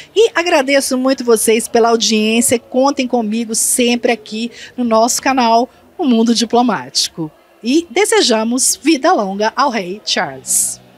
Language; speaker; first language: Portuguese; native; Portuguese